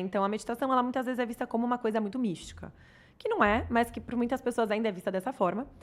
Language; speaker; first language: Portuguese; native; Portuguese